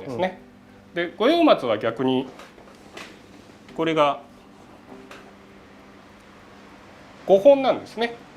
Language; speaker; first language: Japanese; native; Japanese